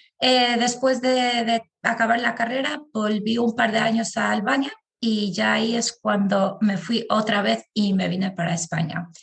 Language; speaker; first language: Spanish; non-native, fluent; Albanian